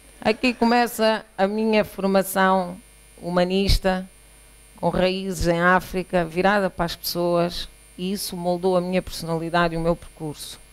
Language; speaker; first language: Portuguese; native; Portuguese